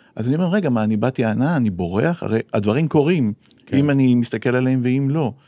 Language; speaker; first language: Hebrew; native; Hebrew